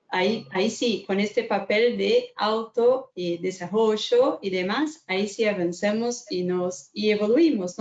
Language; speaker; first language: Spanish; non-native, fluent; Portuguese